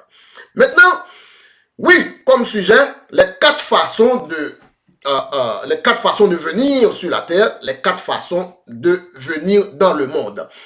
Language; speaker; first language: French; non-native, local second language; Haitian Creole